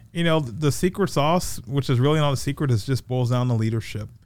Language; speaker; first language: English; native; English